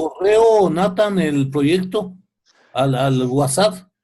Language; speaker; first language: Spanish; native; Spanish